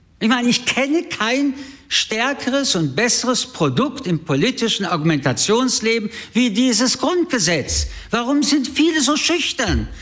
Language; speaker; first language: German; early bilingual, other home language; French